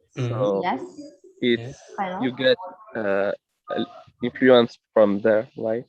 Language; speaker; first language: English; non-native, fluent; French